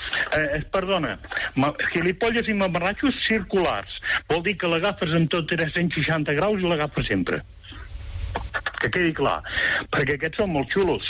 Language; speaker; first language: Catalan; native; Catalan